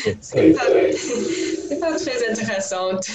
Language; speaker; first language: French; non-native, learner; English